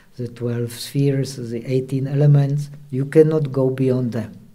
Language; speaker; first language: English; non-native, fluent; Czech